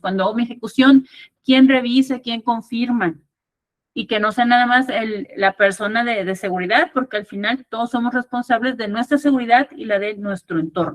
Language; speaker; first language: Spanish; native; Spanish